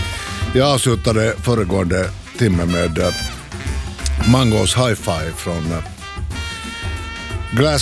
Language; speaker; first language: Swedish; native; Swedish